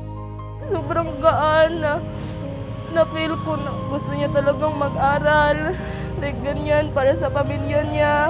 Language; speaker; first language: Filipino; non-native, local second language; Cebuano